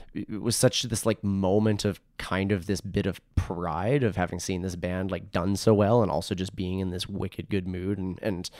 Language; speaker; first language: English; native; English